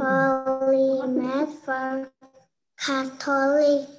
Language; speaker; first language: English; non-native, learner; Indonesian